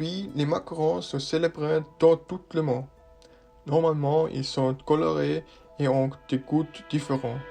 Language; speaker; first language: French; non-native, learner; Swiss German